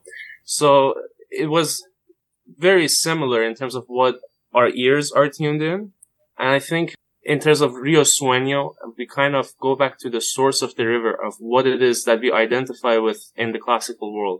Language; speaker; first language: English; non-native, fluent; Persian